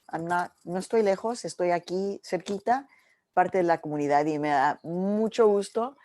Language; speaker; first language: Spanish; early bilingual, heritage; Spanish